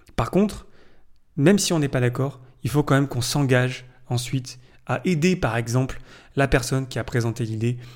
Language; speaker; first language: French; native; French